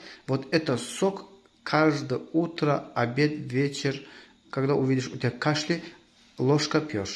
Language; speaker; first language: Russian; non-native, fluent; Azerbaijani